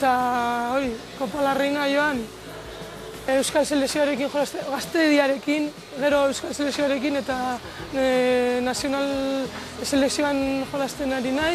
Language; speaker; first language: Basque; non-native, local second language; Spanish